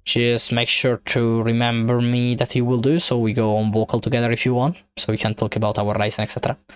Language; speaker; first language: English; non-native, fluent; Italian